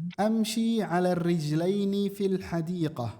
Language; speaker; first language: Arabic; non-native, fluent; Indonesian